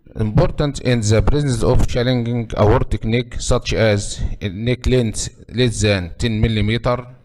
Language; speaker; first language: English; non-native, fluent; Arabic